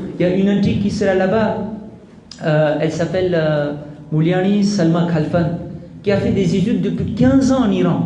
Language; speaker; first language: French; non-native, local second language; Gujarati